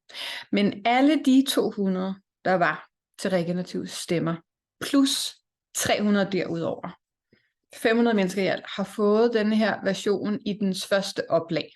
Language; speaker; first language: Danish; native; Danish